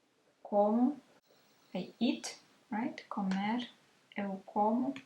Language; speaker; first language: Portuguese; non-native, learner; Russian